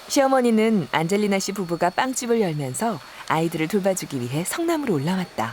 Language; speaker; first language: Korean; native; Korean